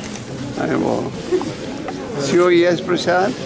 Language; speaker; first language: Russian; non-native, learner; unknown